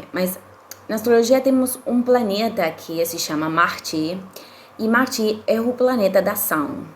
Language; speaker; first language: Portuguese; non-native, fluent; Spanish